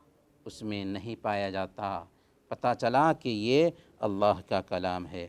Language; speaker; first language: Urdu; native; Urdu